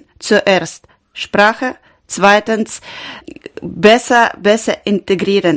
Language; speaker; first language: German; non-native, learner; Ukrainian